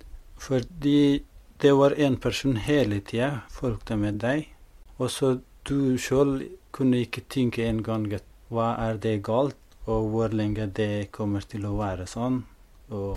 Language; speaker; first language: Norwegian; non-native, fluent; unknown